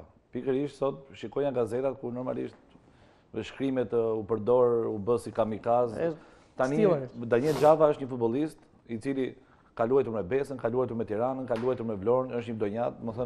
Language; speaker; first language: Albanian; native; Albanian